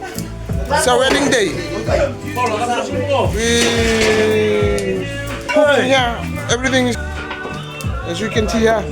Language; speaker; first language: English; non-native, local second language; Fijian